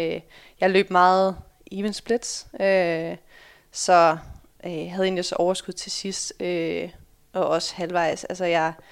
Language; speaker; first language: Danish; early bilingual, other home language; Dutch